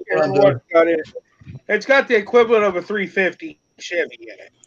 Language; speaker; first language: English; native; English